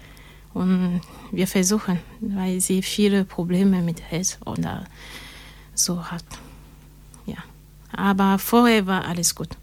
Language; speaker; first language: German; non-native, learner; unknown